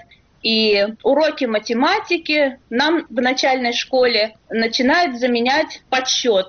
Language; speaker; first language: Russian; native; Russian